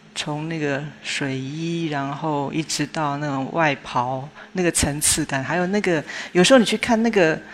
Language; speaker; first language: Chinese; native; Chinese